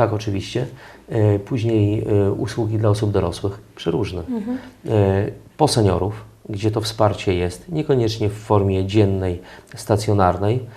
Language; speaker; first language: Polish; native; Polish